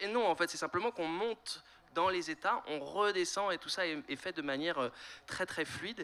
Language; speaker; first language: French; native; French